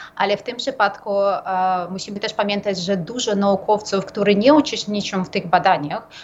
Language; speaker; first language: Polish; non-native, fluent; Ukrainian